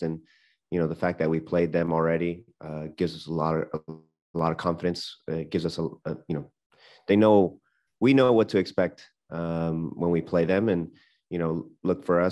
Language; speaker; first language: English; early bilingual, other home language; Spanish